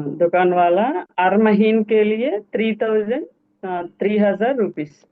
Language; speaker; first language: Hindi; non-native, learner; Telugu